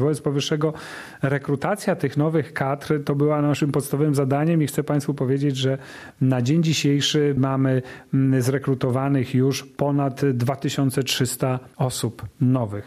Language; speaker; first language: Polish; native; Polish